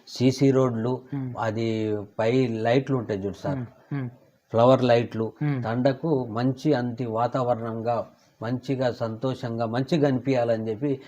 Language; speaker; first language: Telugu; non-native, local second language; Lambadi